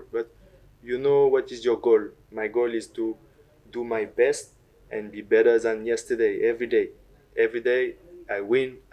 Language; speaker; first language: English; non-native, learner; French